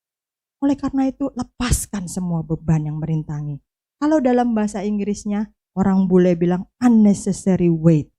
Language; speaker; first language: Indonesian; native; Indonesian